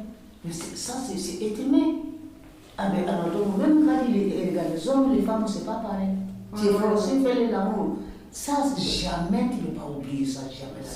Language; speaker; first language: French; non-native, learner; Bambara